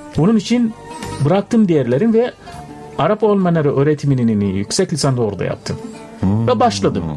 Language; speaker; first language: Turkish; non-native, fluent; Arabic